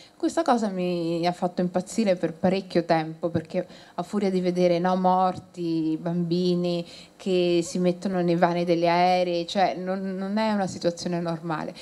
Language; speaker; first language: Italian; early bilingual, other home language; Somali